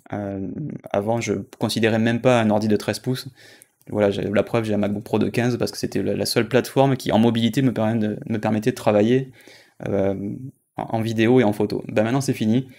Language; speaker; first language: French; native; French